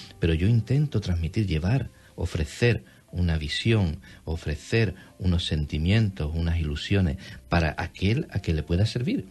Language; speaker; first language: Spanish; native; Spanish